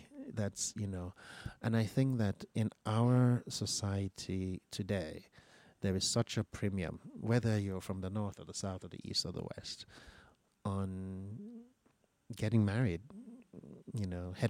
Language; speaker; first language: English; non-native, local second language; Igbo